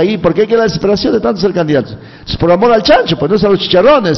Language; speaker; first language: Spanish; native; Spanish